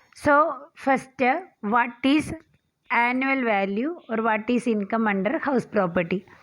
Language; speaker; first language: English; non-native, local second language; Malayalam